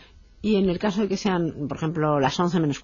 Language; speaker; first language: Spanish; native; Spanish